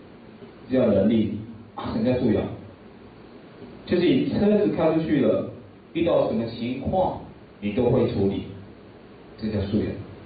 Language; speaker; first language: Chinese; native; Chinese